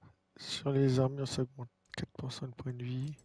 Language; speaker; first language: French; native; French